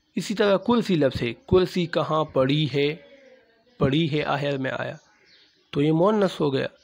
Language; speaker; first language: Urdu; non-native, local second language; Pashto